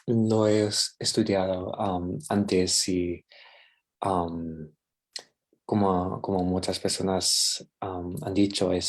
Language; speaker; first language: Spanish; non-native, fluent; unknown